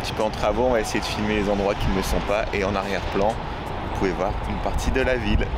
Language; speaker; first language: French; native; French